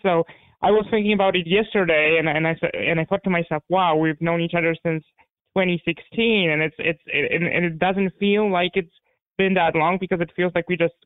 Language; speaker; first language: English; non-native, fluent; Polish